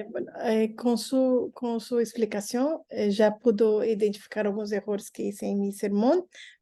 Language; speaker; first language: Spanish; non-native, learner; Portuguese